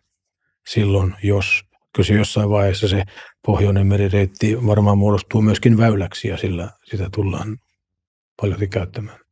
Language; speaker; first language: Finnish; native; Finnish